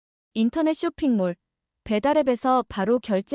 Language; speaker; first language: Korean; native; Korean